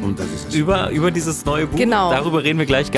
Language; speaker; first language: German; native; German